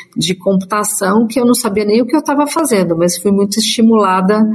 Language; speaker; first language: Portuguese; native; Portuguese